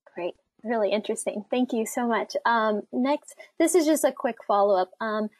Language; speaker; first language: English; native; English